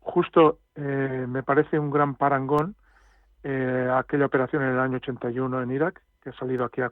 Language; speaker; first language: Spanish; native; Spanish